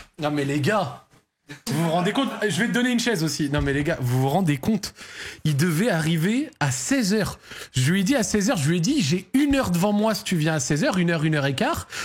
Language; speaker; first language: French; early bilingual, other home language; Arabic